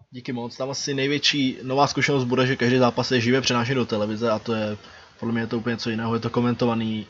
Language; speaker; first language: Czech; native; Czech